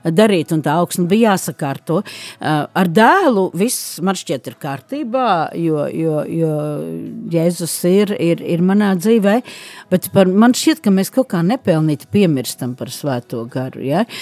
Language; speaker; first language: Latvian; native; Latvian